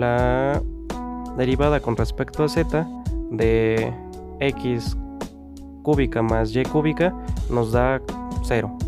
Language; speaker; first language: Spanish; native; Spanish